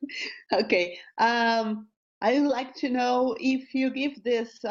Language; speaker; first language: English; non-native, learner; Portuguese